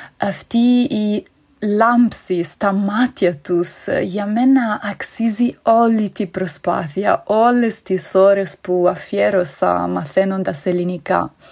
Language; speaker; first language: Greek; non-native, fluent; Italian